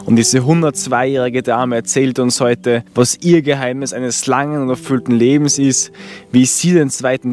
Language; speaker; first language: German; native; German